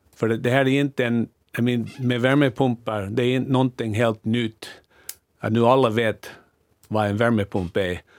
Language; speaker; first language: Swedish; non-native, fluent; English